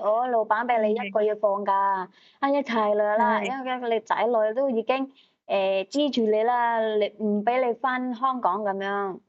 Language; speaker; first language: Cantonese; native; Cantonese